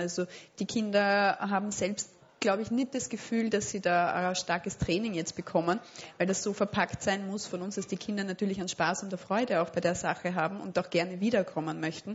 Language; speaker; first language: German; native; German